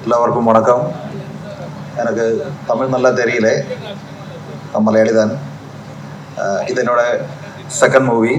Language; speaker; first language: Tamil; non-native, learner; Malayalam